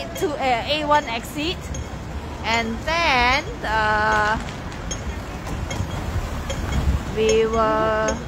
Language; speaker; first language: English; non-native, local second language; Cantonese